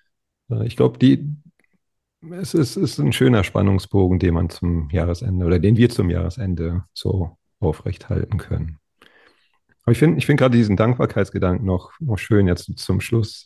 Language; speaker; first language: German; native; German